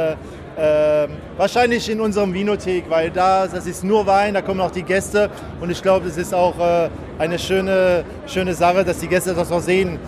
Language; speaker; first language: German; native; German